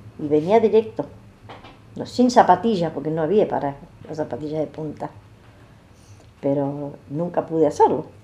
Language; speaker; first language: Spanish; early bilingual, other home language; German